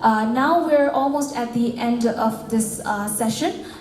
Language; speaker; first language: English; non-native, local second language; Nepali